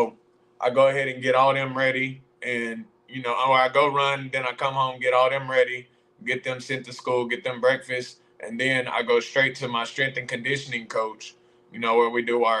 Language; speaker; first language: English; native; English